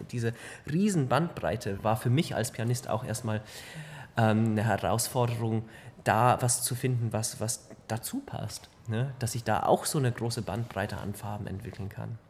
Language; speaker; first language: German; early bilingual, heritage; German